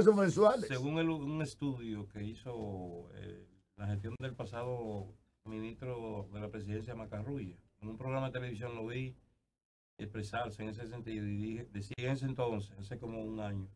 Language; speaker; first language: Spanish; native; Spanish